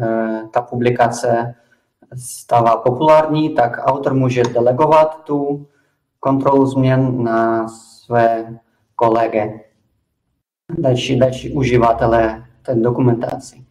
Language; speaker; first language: Czech; non-native, fluent; Russian